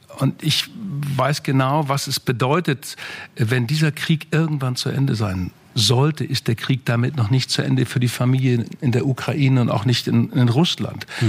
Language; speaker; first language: German; native; German